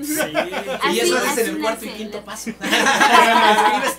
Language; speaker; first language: Spanish; native; Spanish